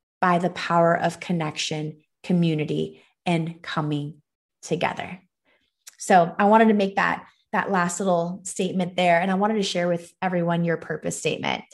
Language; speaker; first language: English; native; English